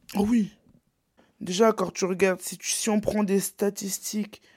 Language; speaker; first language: French; native; French